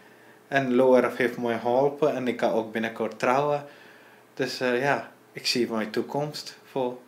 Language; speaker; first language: Dutch; non-native, learner; Tamil